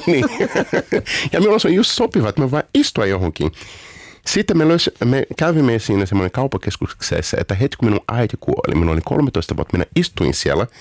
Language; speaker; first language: Finnish; non-native, fluent; Portuguese